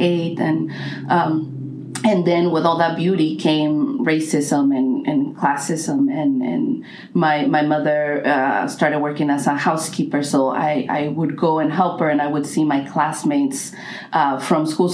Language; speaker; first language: English; non-native, fluent; Spanish